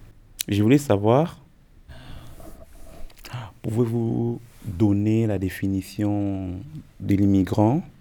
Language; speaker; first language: French; non-native, learner; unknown